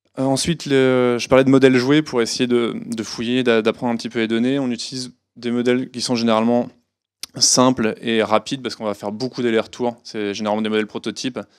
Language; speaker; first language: French; native; French